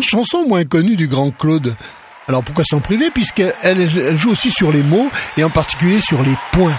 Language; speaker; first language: French; native; French